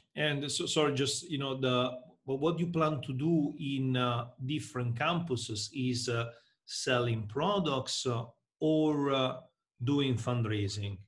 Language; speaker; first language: English; non-native, fluent; Italian